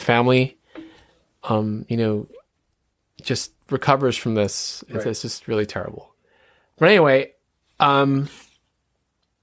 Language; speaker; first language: English; native; English